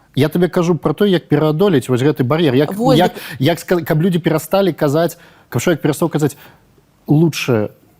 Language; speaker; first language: Belarusian; non-native, local second language; Russian